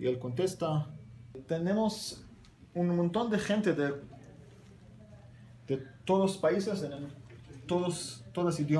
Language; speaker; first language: Spanish; non-native, learner; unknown